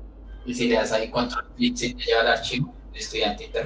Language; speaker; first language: Spanish; native; Spanish